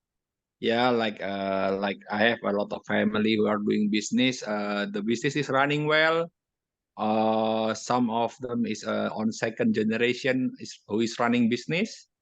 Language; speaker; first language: English; non-native, learner; Indonesian